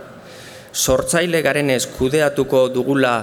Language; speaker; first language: Basque; native; Basque